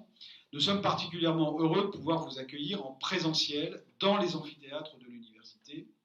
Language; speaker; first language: French; native; French